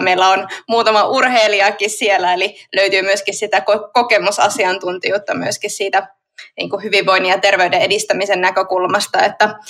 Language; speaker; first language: Finnish; native; Finnish